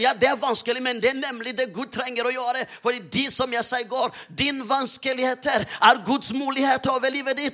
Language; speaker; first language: Norwegian; non-native, fluent; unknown